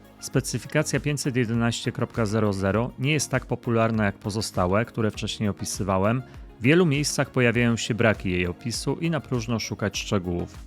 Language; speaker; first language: Polish; native; Polish